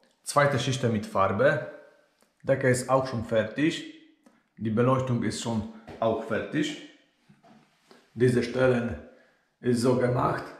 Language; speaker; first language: German; non-native, learner; Polish